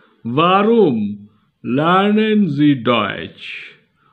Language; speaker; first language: German; non-native, learner; Bangla